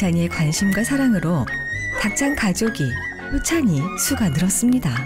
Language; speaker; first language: Korean; native; Korean